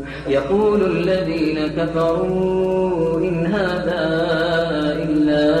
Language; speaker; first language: Arabic; native; Arabic